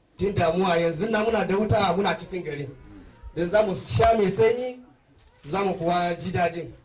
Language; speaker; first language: Hausa; non-native, local second language; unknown